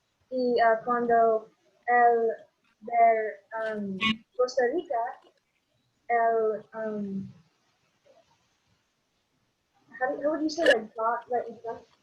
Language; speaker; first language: Spanish; non-native, learner; English